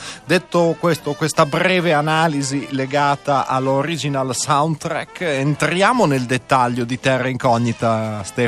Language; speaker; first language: Italian; native; Italian